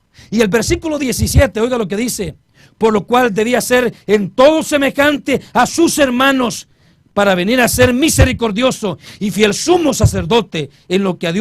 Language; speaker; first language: Spanish; native; Spanish